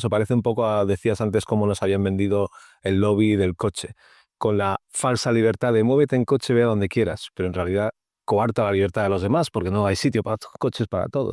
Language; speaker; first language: Spanish; native; Spanish